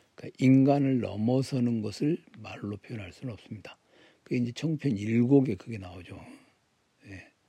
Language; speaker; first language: Korean; native; Korean